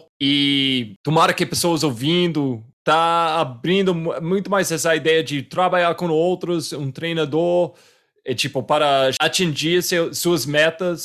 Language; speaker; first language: Portuguese; non-native, fluent; English